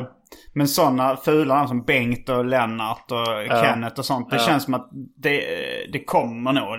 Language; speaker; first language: Swedish; native; Swedish